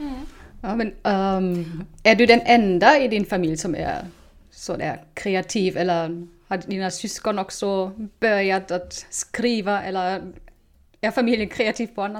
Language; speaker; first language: Swedish; non-native, fluent; German